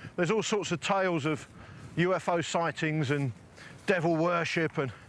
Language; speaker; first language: English; native; English